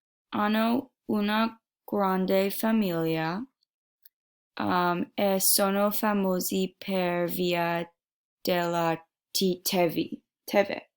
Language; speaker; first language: Italian; non-native, learner; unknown